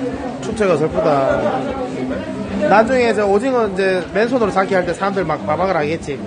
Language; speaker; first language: Korean; native; Korean